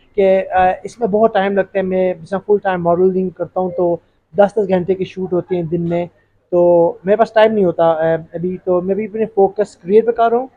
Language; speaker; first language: Hindi; early bilingual, heritage; Urdu